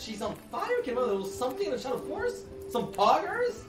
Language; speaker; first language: English; non-native, fluent; French